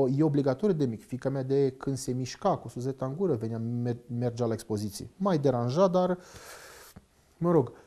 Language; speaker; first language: Romanian; non-native, local second language; Hungarian